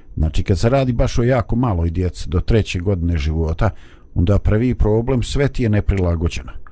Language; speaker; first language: Bosnian; native; Bosnian